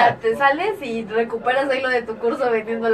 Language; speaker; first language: Spanish; native; Spanish